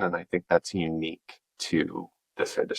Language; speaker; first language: English; native; English